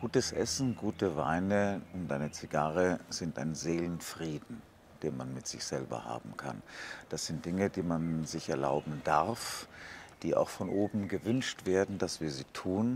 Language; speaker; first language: German; native; German